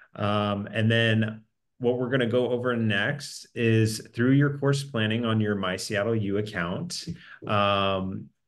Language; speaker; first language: English; native; English